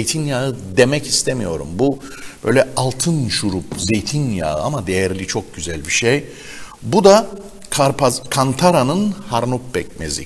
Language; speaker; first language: Turkish; native; Turkish